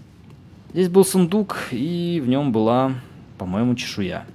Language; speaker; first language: Russian; native; Russian